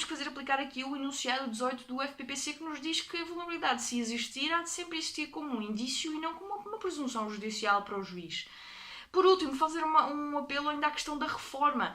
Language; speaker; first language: Portuguese; native; Portuguese